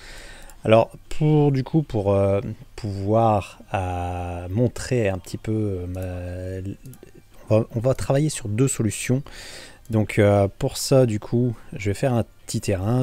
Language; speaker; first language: French; native; French